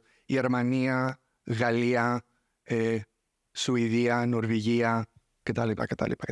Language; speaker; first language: Greek; non-native, fluent; English